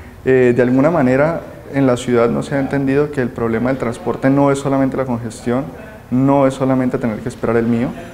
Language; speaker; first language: Spanish; native; Spanish